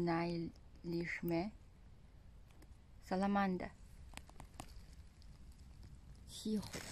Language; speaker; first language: Polish; non-native, learner; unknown